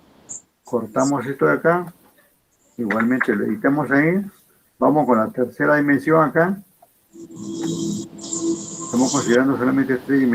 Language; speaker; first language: Spanish; native; Spanish